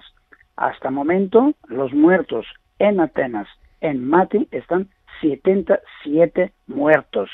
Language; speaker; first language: Spanish; non-native, learner; Greek